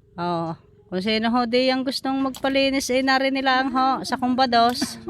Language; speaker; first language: Filipino; native; Filipino